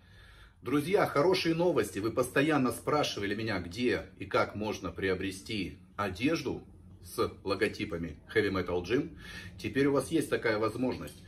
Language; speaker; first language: Russian; native; Russian